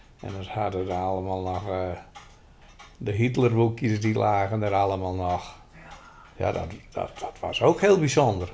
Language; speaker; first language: Dutch; non-native, local second language; Western Frisian